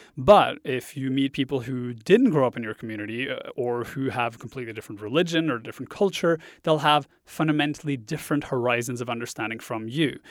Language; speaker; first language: English; non-native, fluent; Norwegian